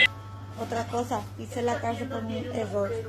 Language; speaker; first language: Spanish; non-native, local second language; Guarani